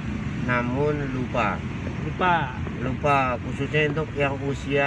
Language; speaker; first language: Indonesian; native; Indonesian